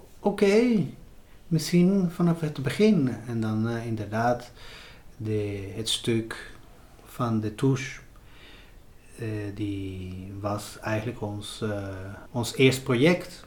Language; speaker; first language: Dutch; non-native, fluent; Spanish